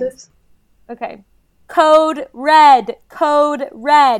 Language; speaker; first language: English; native; English